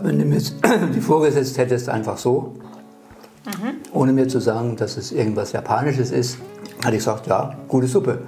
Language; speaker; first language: German; native; German